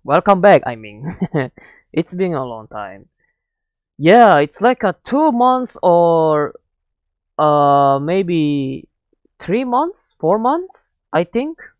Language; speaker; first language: English; non-native, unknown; Indonesian